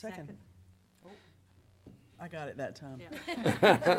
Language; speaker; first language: English; native; English